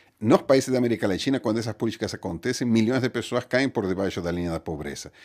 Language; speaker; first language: Portuguese; non-native, fluent; Spanish